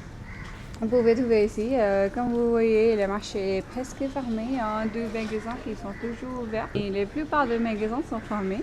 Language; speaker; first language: French; non-native, fluent; Hindi